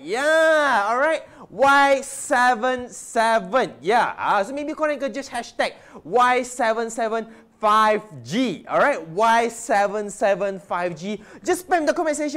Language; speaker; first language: English; non-native, local second language; Malay